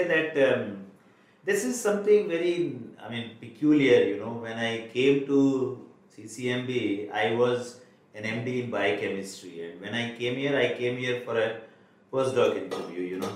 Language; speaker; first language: English; non-native, local second language; Marwari